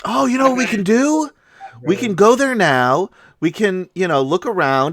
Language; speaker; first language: English; native; English